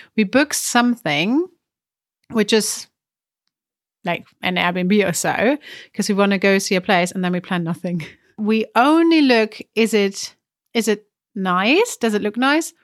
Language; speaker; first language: English; non-native, fluent; German